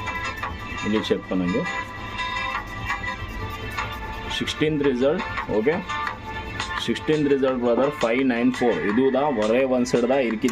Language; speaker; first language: Tamil; non-native, local second language; Kannada